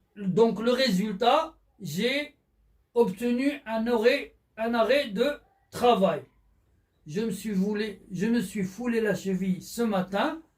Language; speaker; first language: French; non-native, local second language; Arabic